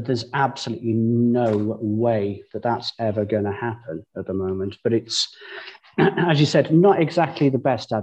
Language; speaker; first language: English; native; English